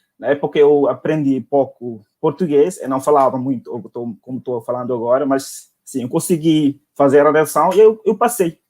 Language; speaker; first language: Portuguese; non-native, local second language; Tetum